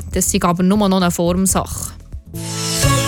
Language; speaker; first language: German; native; German